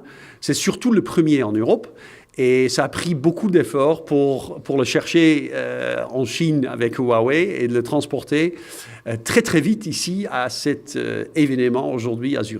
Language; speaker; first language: French; non-native, fluent; Dutch